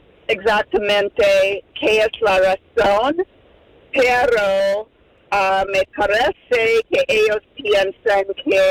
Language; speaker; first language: Spanish; non-native, fluent; English